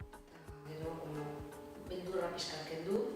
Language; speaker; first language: Basque; non-native, learner; Spanish